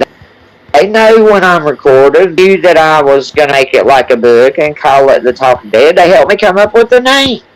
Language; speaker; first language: English; native; English